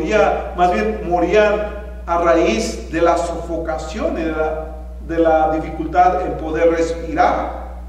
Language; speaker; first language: Spanish; native; Spanish